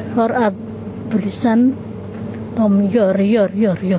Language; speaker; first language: Swedish; non-native, learner; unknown